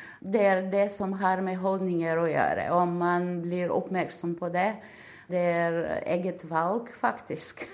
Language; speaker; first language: Norwegian; non-native, fluent; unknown